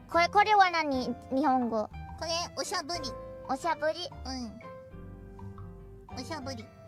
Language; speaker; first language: Japanese; non-native, learner; Indonesian